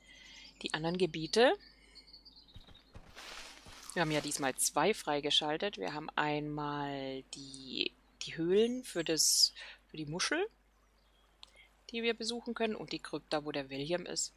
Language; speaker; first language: German; native; German